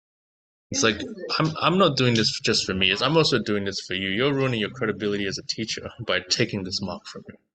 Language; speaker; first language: English; native; English